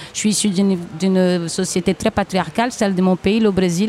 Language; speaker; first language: French; non-native, fluent; Portuguese